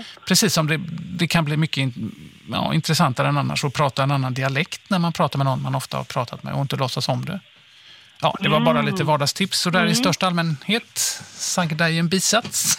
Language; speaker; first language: Swedish; native; Swedish